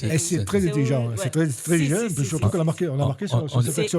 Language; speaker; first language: French; native; French